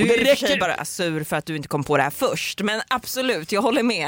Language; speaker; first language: Swedish; native; Swedish